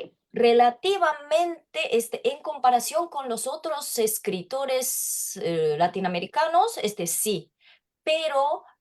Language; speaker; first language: Spanish; non-native, fluent; Japanese